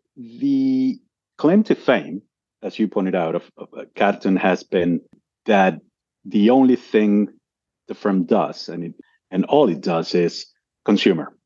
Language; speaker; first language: English; non-native, fluent; Spanish